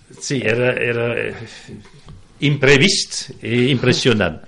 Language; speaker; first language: Catalan; non-native, fluent; French